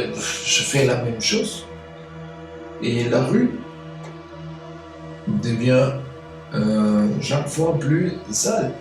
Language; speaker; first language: French; non-native, fluent; German